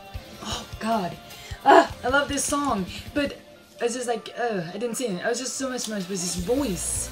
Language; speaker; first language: English; non-native, fluent; Swedish